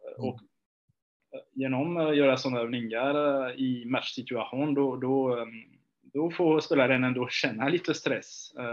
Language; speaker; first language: Swedish; non-native, fluent; French